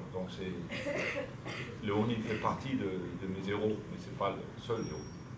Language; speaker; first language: French; non-native, fluent; Danish